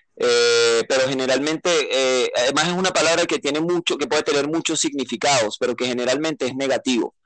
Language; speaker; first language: Spanish; native; Spanish